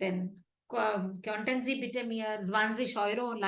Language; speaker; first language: German; non-native, fluent; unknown